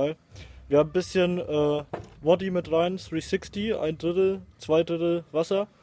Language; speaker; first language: German; native; German